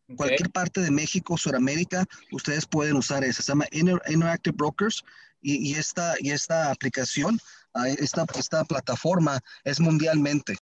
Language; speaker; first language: Spanish; early bilingual, heritage; Spanish